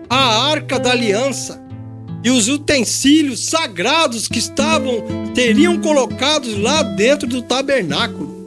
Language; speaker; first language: Portuguese; native; Portuguese